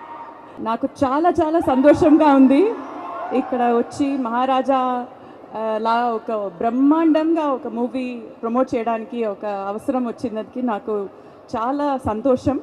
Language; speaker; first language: Telugu; non-native, fluent; Malayalam